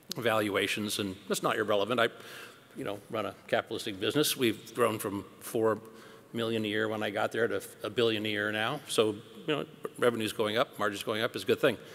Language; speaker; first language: English; native; English